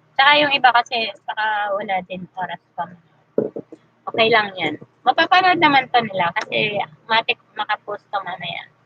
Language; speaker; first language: Filipino; non-native, local second language; Masbatenyo